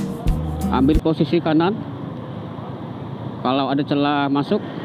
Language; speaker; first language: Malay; non-native, local second language; Javanese